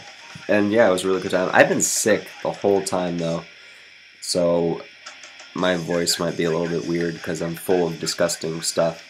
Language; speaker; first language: English; native; English